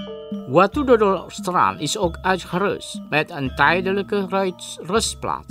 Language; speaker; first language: Dutch; non-native, fluent; Indonesian